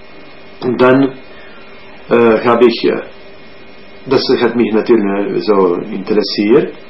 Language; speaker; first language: German; non-native, fluent; Croatian